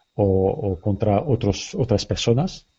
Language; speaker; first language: Spanish; non-native, learner; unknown